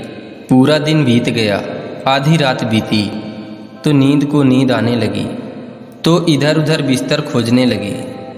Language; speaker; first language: Hindi; native; Hindi